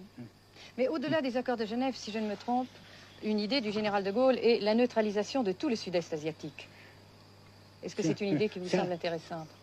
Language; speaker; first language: French; native; French